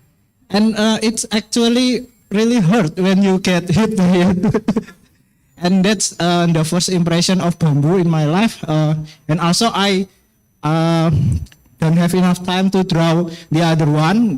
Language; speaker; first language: English; non-native, fluent; Indonesian